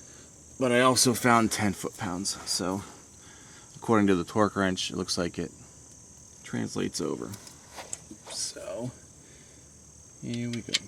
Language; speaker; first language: English; native; English